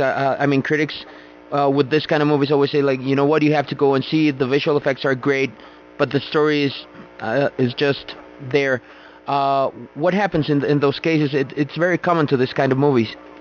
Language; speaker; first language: English; non-native, fluent; Spanish